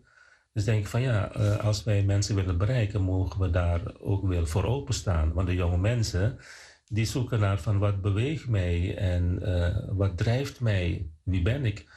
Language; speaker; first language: Dutch; non-native, fluent; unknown